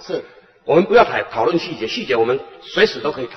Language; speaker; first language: Chinese; native; Chinese